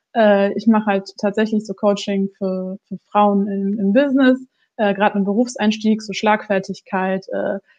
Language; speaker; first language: German; native; German